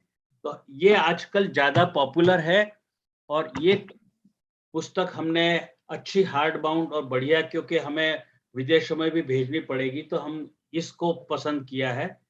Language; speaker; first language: Hindi; native; Hindi